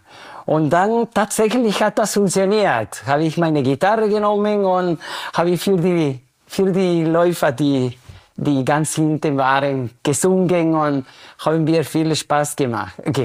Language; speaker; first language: German; non-native, fluent; Spanish